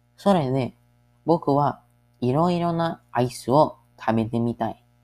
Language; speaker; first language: Japanese; non-native, learner; English